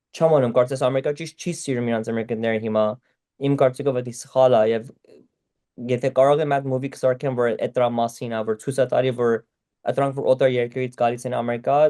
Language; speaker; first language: Armenian; early bilingual, heritage; Armenian